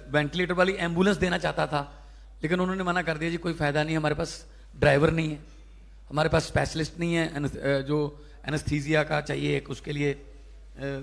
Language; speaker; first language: Hindi; non-native, local second language; Punjabi